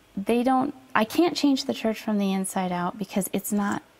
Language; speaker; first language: English; native; English